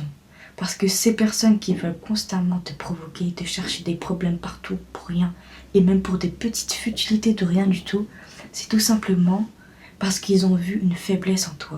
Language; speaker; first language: French; native; French